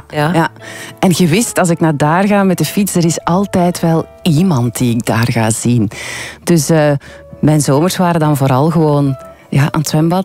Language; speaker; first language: Dutch; native; Dutch